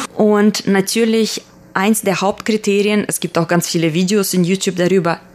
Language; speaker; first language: German; early bilingual, other home language; Russian